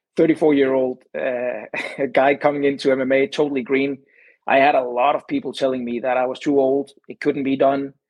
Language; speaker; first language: English; non-native, fluent; Danish